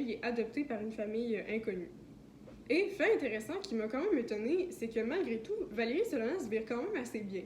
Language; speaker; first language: French; native; French